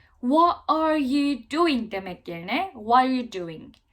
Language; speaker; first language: English; non-native, fluent; Turkish